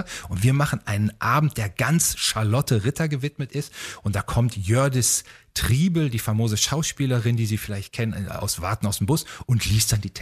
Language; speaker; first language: German; native; German